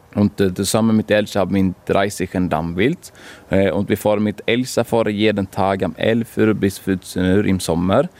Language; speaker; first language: German; non-native, learner; Swedish